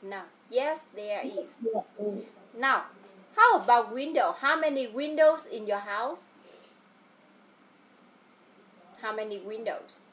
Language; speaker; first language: English; non-native, fluent; Vietnamese